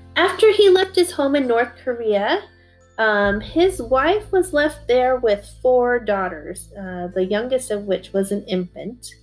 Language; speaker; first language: English; early bilingual, other home language; Korean